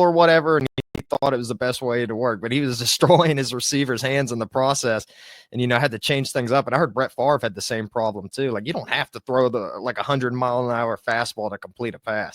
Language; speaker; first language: English; native; English